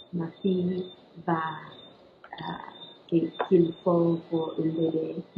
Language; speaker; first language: French; non-native, learner; English